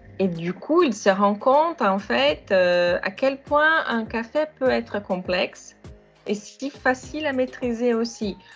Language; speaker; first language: French; non-native, fluent; Portuguese